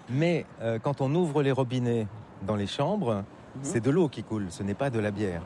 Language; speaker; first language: French; native; French